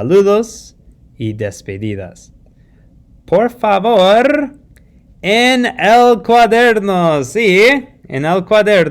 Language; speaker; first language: Spanish; non-native, fluent; English